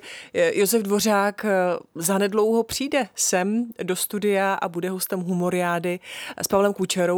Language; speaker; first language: Czech; native; Czech